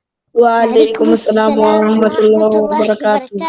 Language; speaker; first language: Arabic; non-native, learner; English